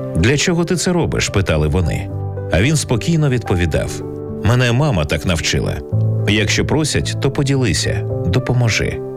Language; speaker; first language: Ukrainian; native; Ukrainian